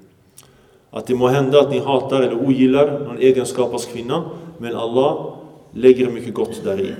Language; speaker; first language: Swedish; early bilingual, other home language; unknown